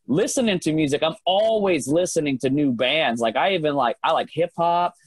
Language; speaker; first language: English; native; English